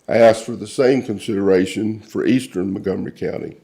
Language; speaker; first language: English; native; English